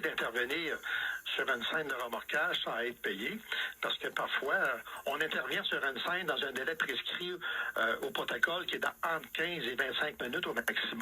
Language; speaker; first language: French; native; French